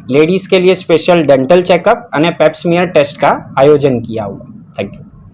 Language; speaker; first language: Hindi; non-native, local second language; Gujarati